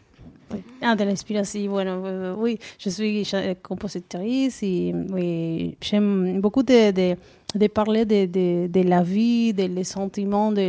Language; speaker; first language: French; non-native, learner; Spanish